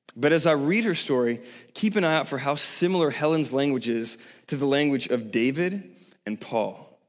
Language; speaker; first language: English; native; English